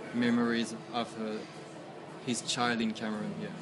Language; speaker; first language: English; non-native, learner; French